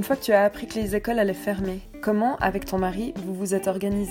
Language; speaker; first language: French; native; French